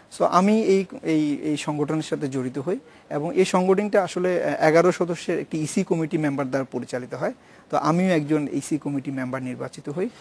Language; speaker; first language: Bangla; native; Bangla